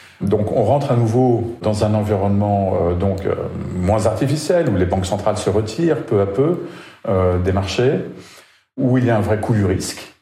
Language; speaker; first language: French; native; French